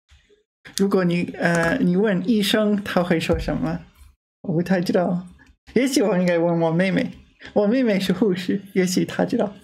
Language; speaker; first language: Chinese; non-native, learner; English